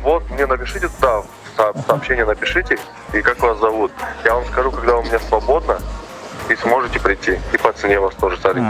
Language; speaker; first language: Russian; native; Russian